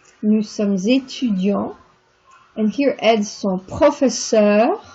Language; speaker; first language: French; non-native, fluent; English